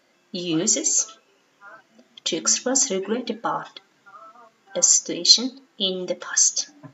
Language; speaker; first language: English; non-native, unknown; Mongolian